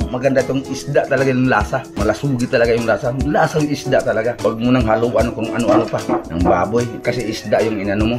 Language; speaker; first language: Filipino; non-native, local second language; Cebuano